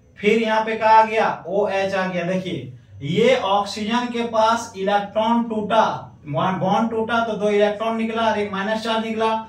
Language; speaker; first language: Hindi; native; Hindi